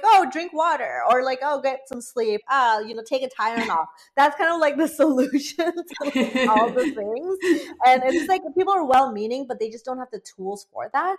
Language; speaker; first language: English; non-native, local second language; Bangla